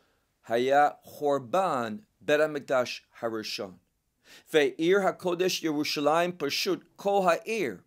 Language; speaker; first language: Hebrew; non-native, fluent; English